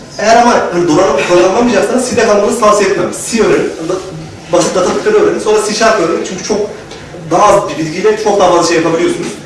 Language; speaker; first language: Turkish; native; Turkish